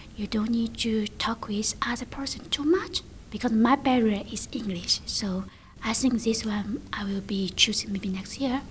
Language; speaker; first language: English; non-native, learner; Chinese